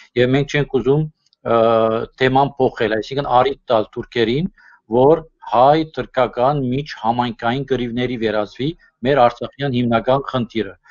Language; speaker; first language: Armenian; early bilingual, heritage; Armenian